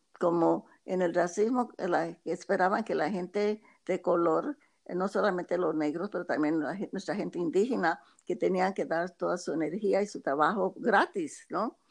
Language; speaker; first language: Spanish; early bilingual, heritage; Spanish